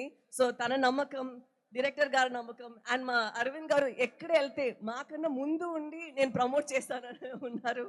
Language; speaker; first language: Telugu; non-native, fluent; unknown